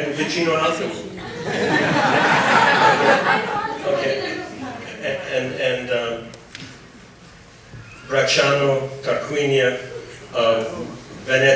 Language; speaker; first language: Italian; non-native, learner; English